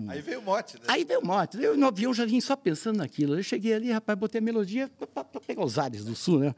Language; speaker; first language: Portuguese; native; Portuguese